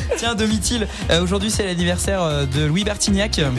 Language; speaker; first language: French; native; French